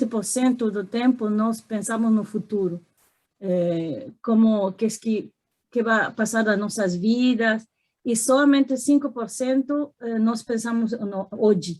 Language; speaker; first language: Portuguese; non-native, fluent; Spanish